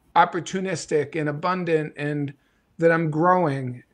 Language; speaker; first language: English; native; English